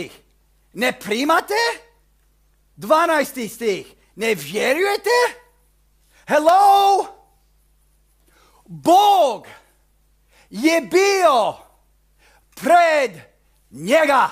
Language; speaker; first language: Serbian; early bilingual, heritage; Serbian